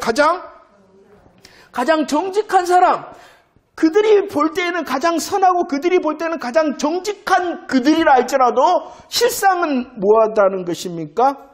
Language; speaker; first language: Korean; native; Korean